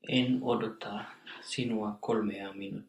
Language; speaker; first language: Finnish; non-native, learner; English